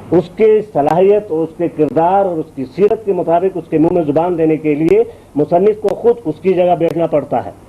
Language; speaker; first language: Urdu; non-native, local second language; Shina